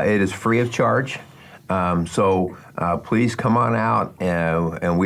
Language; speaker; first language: English; native; English